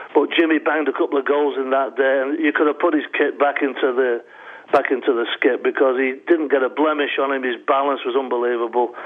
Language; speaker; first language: English; native; English